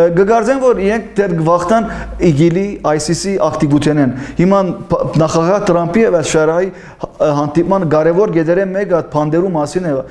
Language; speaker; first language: Armenian; early bilingual, heritage; Armenian